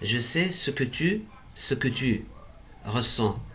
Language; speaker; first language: French; non-native, fluent; Arabic